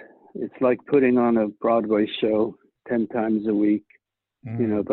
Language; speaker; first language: English; non-native, fluent; Swiss German